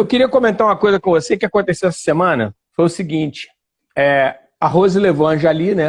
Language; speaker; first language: Portuguese; native; Portuguese